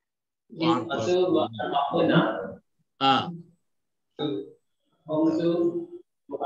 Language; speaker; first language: Arabic; non-native, learner; Indonesian